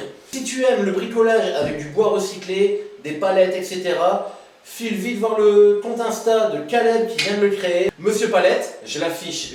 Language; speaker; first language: French; native; French